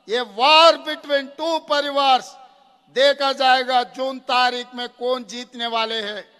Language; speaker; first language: Hindi; non-native, local second language; Telugu